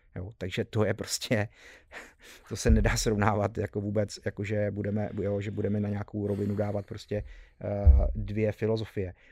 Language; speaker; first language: Czech; early bilingual, heritage; Czech